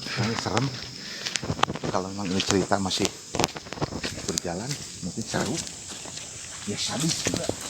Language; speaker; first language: Indonesian; native; Indonesian